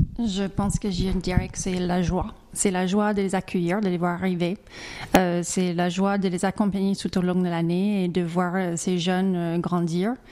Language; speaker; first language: French; non-native, fluent; English